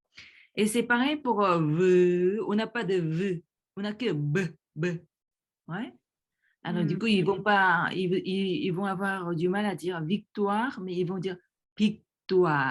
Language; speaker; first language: French; early bilingual, other home language; Korean